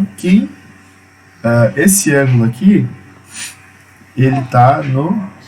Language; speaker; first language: Portuguese; native; Portuguese